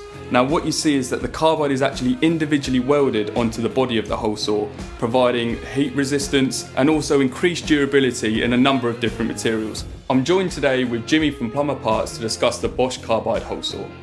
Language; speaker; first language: English; native; English